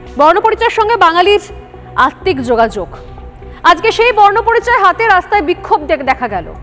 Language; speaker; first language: Bangla; native; Bangla